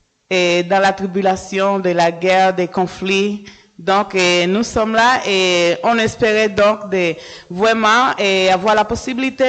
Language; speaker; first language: French; non-native, fluent; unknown